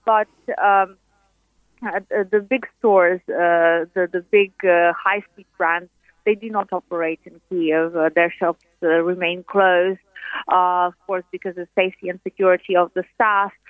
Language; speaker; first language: English; non-native, fluent; Ukrainian